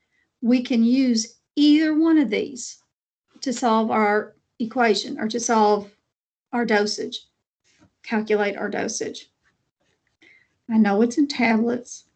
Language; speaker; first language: English; native; English